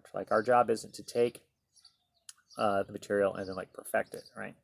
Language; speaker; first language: English; native; English